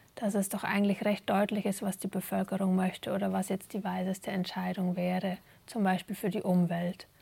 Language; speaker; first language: German; native; German